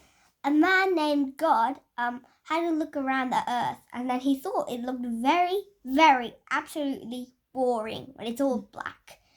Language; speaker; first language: English; native; English